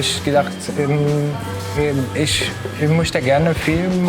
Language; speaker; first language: German; non-native, learner; Arabic